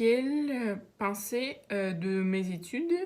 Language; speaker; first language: French; non-native, learner; Russian